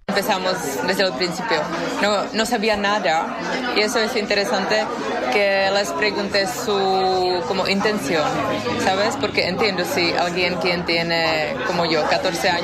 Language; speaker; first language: Spanish; non-native, fluent; Czech